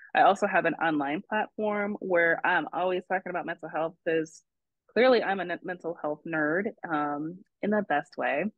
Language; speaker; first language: English; native; English